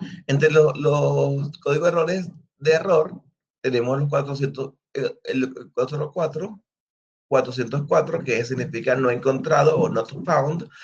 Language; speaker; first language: Spanish; native; Spanish